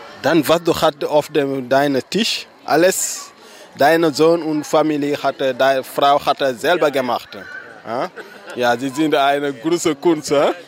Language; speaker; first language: German; non-native, learner; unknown